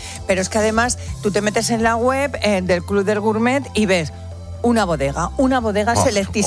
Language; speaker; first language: Spanish; native; Spanish